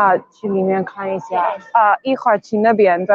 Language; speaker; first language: Chinese; non-native, learner; Afrikaans